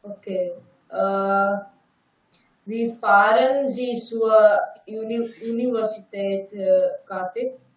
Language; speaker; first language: German; non-native, learner; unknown